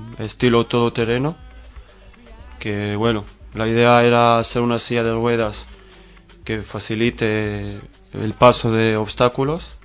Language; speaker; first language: Spanish; non-native, fluent; Hebrew